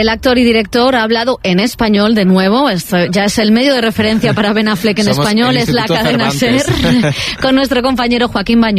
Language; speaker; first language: Spanish; native; Spanish